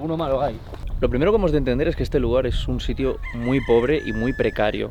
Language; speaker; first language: Spanish; native; Spanish